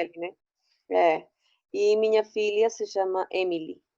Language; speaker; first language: Portuguese; non-native, fluent; Spanish